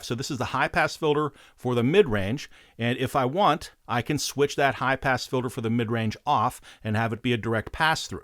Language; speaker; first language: English; native; English